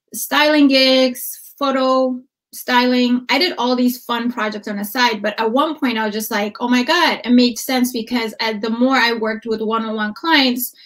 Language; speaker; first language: English; non-native, fluent; Amharic